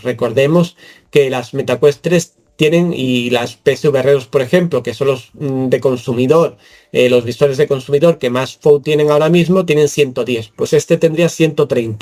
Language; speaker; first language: Spanish; native; Spanish